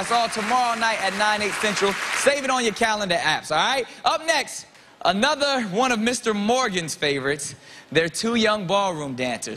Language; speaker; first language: English; native; English